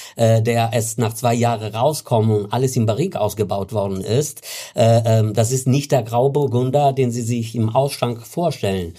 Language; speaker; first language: German; non-native, fluent; Italian